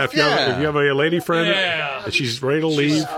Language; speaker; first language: English; native; English